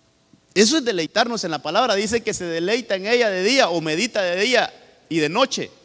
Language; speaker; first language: Spanish; native; Spanish